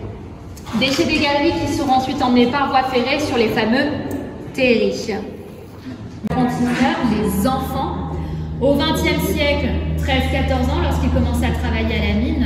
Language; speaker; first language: French; native; French